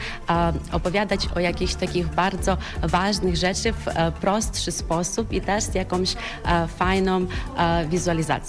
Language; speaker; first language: Polish; non-native, fluent; Ukrainian